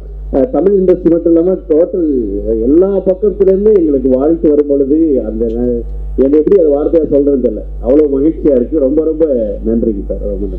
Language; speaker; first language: Tamil; non-native, fluent; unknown